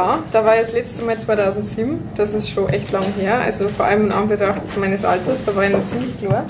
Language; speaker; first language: German; native; German